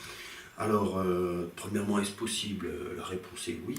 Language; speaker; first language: French; native; French